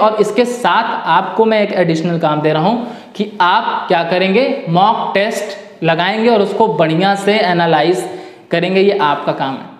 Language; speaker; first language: Hindi; native; Hindi